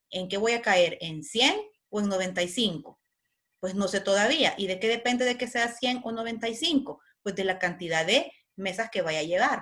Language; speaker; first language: Spanish; native; Spanish